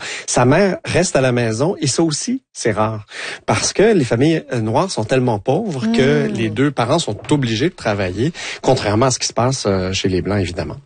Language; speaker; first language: French; native; French